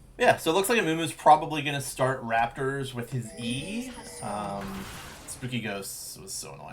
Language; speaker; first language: English; native; English